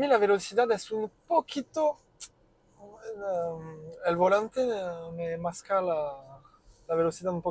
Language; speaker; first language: Spanish; non-native, learner; French